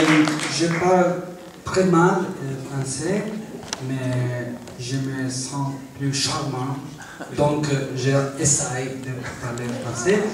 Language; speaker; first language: French; non-native, fluent; Italian